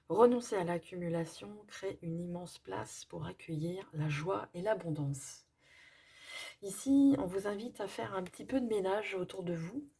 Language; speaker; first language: French; native; French